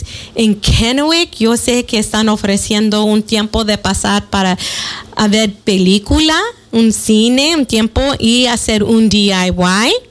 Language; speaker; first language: Spanish; non-native, fluent; English